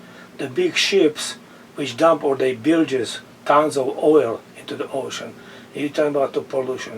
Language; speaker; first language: English; non-native, fluent; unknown